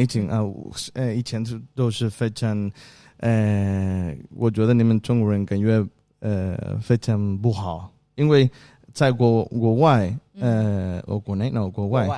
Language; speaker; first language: Chinese; non-native, learner; Spanish